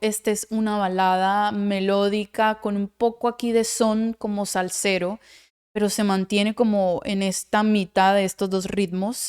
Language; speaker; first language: Spanish; native; Spanish